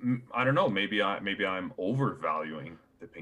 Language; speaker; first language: English; native; English